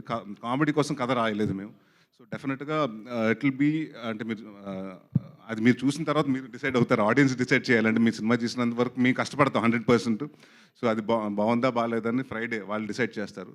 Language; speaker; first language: Telugu; native; Telugu